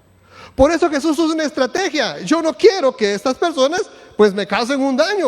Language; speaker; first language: Spanish; native; Spanish